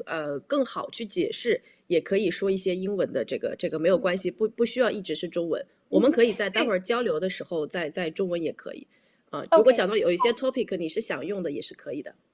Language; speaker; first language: Chinese; native; Chinese